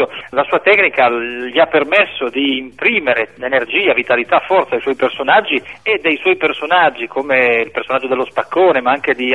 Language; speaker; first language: Italian; native; Italian